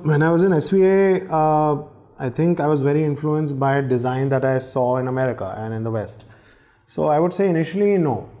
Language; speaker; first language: English; non-native, local second language; Hindi